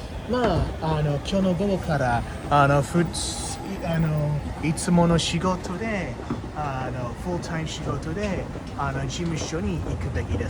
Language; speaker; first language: Japanese; non-native, learner; English